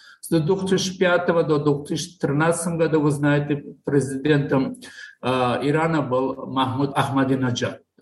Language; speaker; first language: Russian; non-native, local second language; Tajik